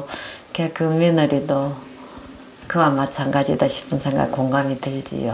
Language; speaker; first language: Korean; native; Korean